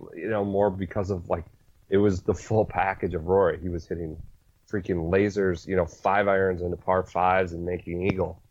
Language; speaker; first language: English; native; English